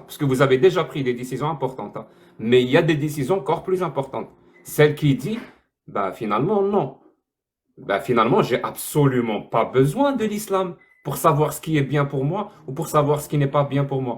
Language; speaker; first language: French; native; French